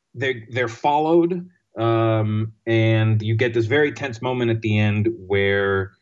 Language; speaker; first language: English; non-native, fluent; Greek